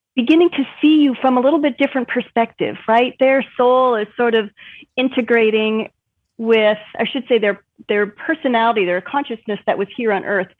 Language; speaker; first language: English; native; English